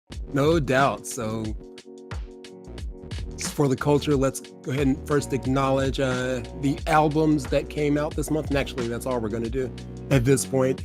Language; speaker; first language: English; native; English